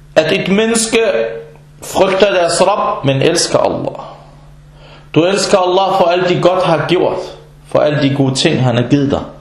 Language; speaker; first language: Danish; non-native, fluent; Arabic